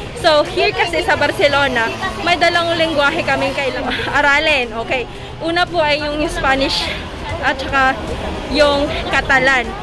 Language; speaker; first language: Filipino; native; Filipino